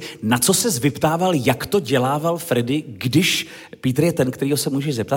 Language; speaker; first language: Czech; native; Czech